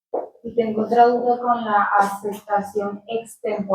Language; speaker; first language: Spanish; native; Spanish